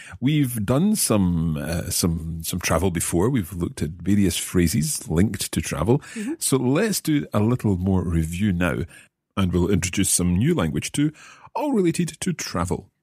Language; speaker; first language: English; native; English